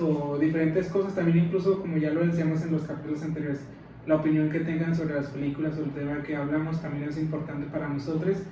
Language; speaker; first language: Spanish; native; Spanish